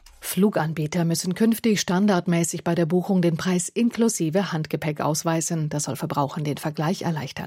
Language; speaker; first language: German; native; German